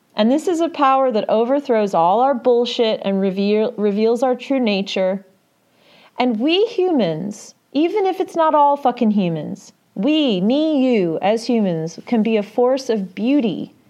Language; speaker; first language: English; native; English